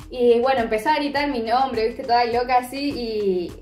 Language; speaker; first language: Spanish; native; Spanish